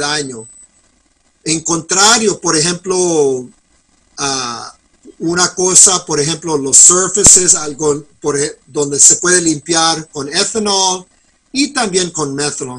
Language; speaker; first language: Spanish; non-native, fluent; English